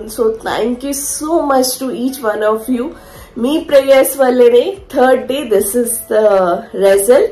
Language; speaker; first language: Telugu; native; Telugu